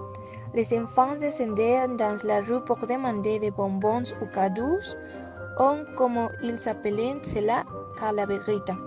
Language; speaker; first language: French; non-native, learner; Spanish